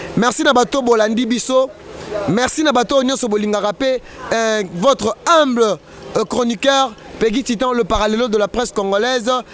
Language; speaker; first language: Lingala; native; Lingala